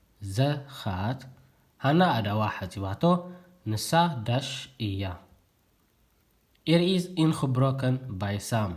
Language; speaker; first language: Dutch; non-native, fluent; Tigrinya